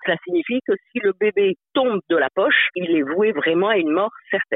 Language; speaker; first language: French; native; French